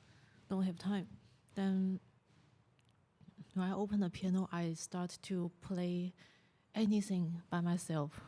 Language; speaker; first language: English; non-native, learner; Chinese